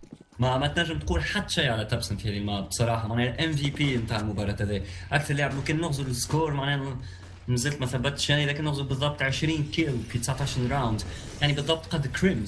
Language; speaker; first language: Arabic; native; Arabic